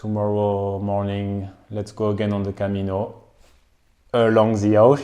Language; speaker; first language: English; non-native, learner; French